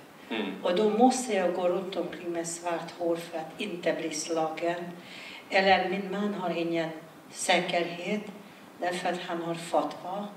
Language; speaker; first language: Swedish; non-native, fluent; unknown